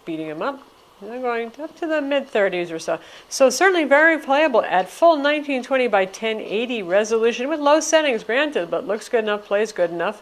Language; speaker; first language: English; native; English